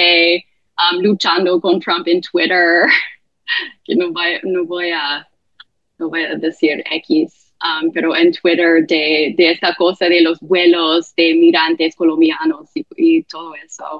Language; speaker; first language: Spanish; non-native, fluent; English